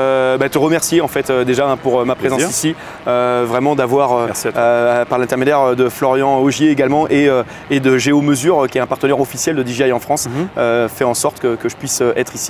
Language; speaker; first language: French; native; French